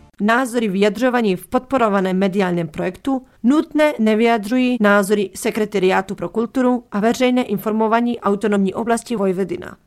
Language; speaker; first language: Czech; early bilingual, heritage; Czech